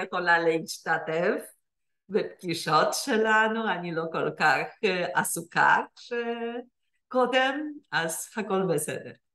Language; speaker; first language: Hebrew; non-native, fluent; Polish